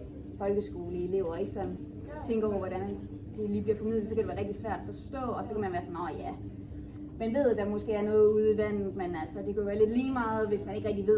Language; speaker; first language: Danish; native; Danish